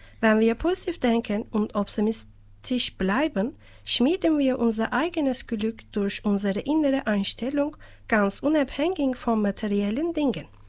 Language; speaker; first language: German; non-native, fluent; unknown